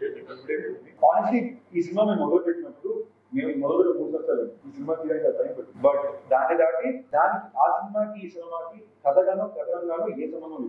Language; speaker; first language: Telugu; native; Telugu